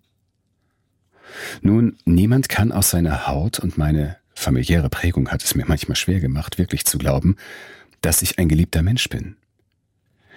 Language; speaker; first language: German; native; German